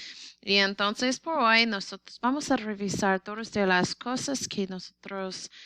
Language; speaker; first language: Spanish; non-native, learner; English